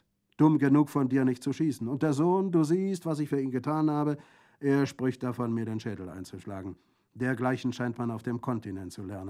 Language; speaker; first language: German; native; German